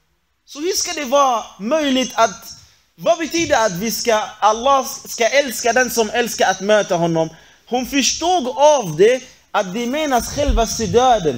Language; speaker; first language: Swedish; non-native, fluent; Arabic